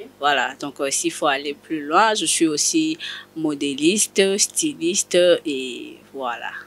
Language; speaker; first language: French; non-native, local second language; Lingala